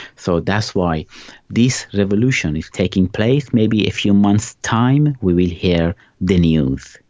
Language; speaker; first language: English; non-native, fluent; Persian